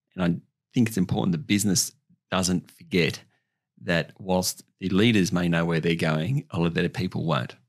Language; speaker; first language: English; native; English